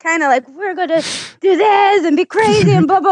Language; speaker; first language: English; non-native, fluent; Portuguese